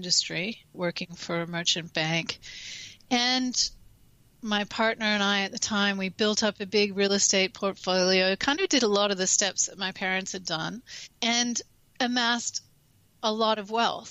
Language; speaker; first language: English; native; English